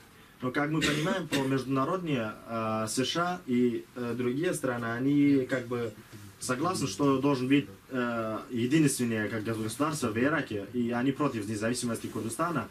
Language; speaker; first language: Russian; non-native, learner; Kurdish